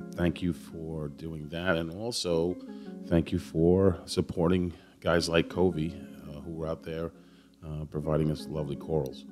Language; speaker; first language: English; native; English